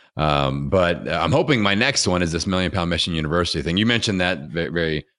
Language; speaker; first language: English; native; English